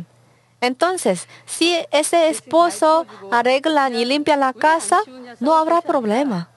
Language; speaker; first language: Spanish; non-native, learner; Korean